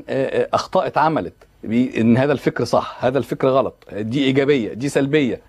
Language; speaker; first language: Arabic; native; Arabic